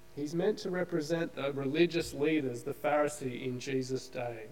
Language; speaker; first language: English; native; English